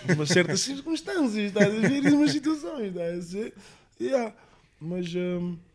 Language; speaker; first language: Portuguese; early bilingual, heritage; English